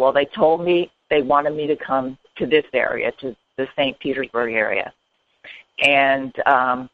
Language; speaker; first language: English; native; English